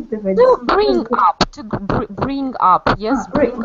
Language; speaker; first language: English; non-native, fluent; Russian